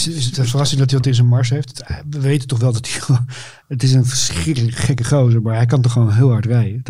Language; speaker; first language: Dutch; native; Dutch